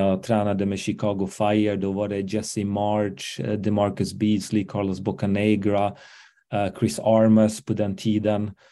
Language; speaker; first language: Swedish; early bilingual, other home language; Arabic